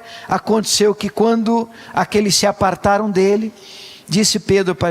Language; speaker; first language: Portuguese; native; Portuguese